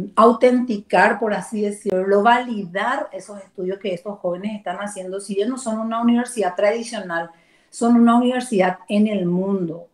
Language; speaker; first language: Spanish; native; Spanish